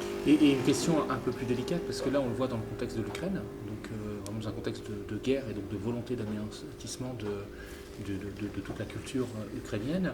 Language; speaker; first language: French; native; French